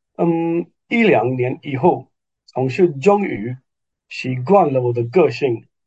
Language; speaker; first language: Chinese; non-native, fluent; Hindi